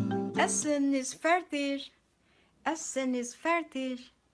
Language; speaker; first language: German; non-native, fluent; Filipino